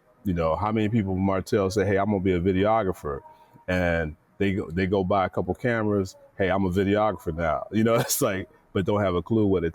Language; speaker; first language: English; native; English